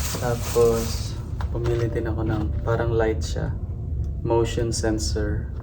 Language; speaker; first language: Filipino; non-native, local second language; Cebuano